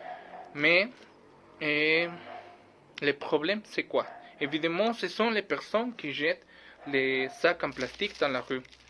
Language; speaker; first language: French; non-native, learner; Spanish